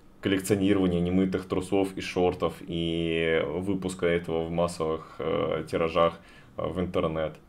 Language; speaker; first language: Russian; native; Russian